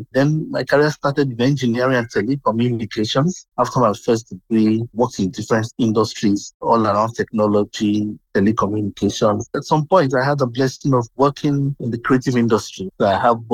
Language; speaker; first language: English; non-native, local second language; Yoruba